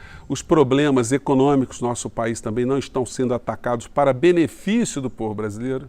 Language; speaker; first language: Portuguese; native; Portuguese